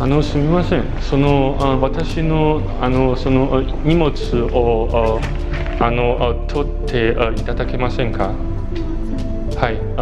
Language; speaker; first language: Japanese; non-native, learner; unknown